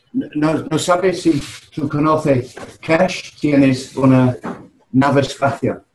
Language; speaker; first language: Spanish; non-native, learner; English